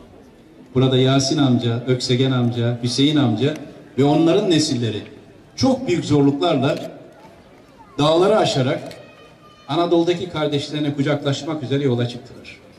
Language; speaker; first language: Turkish; native; Turkish